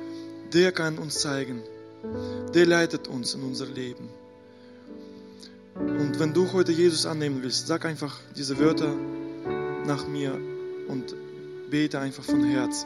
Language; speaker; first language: German; non-native, fluent; Russian